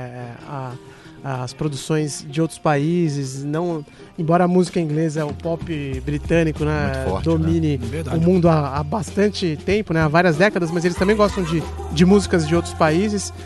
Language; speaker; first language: Portuguese; native; Portuguese